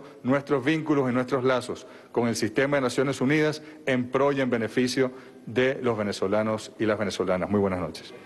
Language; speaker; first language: Spanish; native; Spanish